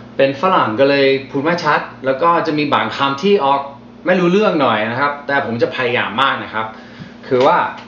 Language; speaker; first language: Thai; non-native, fluent; English